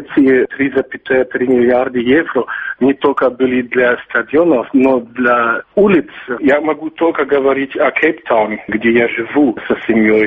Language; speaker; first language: Russian; non-native, learner; German